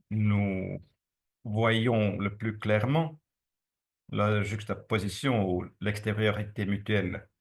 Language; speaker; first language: French; non-native, fluent; Estonian